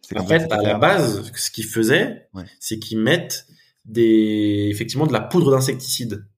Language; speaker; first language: French; native; French